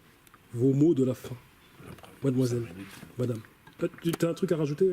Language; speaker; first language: French; native; French